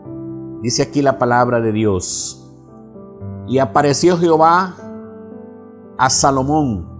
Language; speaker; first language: Spanish; native; Spanish